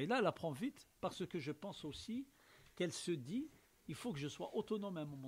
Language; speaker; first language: French; native; French